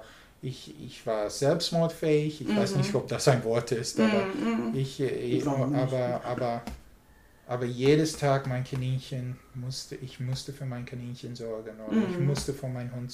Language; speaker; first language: German; non-native, learner; English